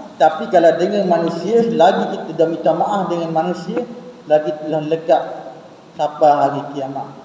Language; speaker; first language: Malay; native; Malay